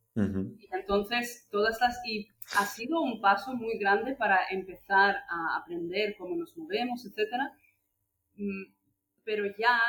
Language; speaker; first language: Spanish; non-native, fluent; Russian